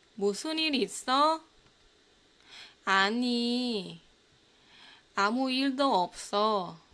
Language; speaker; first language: Korean; non-native, fluent; Thai